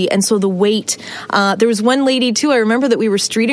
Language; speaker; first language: English; native; English